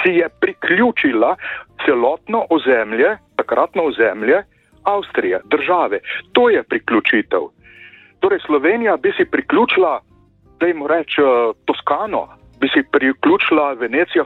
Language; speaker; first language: Slovenian; native; Slovenian